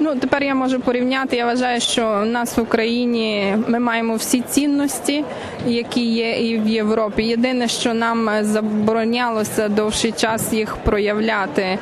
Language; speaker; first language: Ukrainian; native; Ukrainian